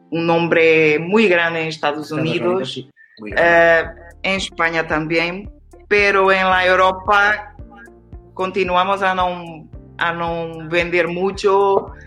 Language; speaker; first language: Spanish; non-native, learner; Portuguese